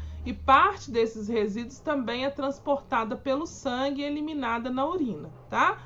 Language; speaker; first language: Portuguese; native; Portuguese